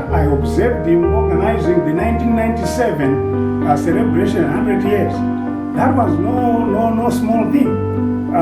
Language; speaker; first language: English; non-native, local second language; Shona